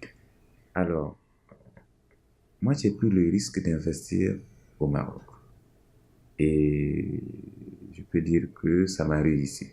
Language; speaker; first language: French; non-native, local second language; Mossi